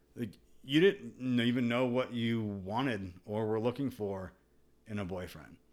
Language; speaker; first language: English; native; English